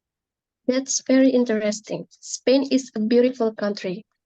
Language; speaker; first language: English; non-native, learner; Indonesian